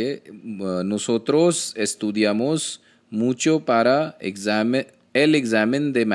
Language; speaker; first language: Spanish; non-native, learner; Hindi